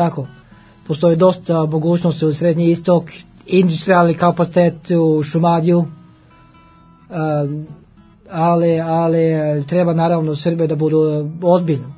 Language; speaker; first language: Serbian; non-native, learner; Norwegian